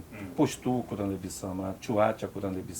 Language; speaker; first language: Indonesian; non-native, fluent; Portuguese